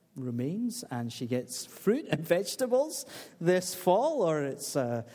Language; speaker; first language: English; native; English